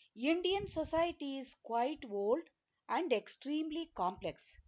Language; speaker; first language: English; non-native, local second language; Kannada